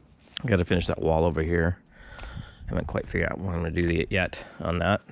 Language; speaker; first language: English; native; English